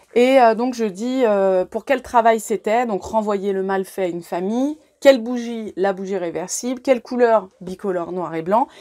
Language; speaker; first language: French; native; French